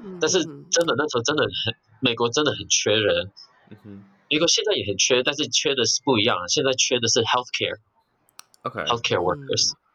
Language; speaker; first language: Chinese; early bilingual, heritage; Chinese